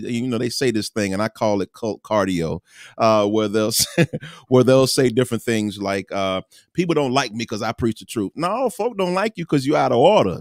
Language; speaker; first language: English; native; English